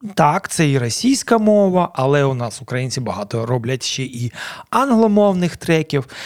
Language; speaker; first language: Ukrainian; non-native, local second language; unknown